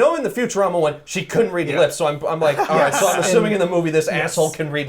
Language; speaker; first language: English; native; English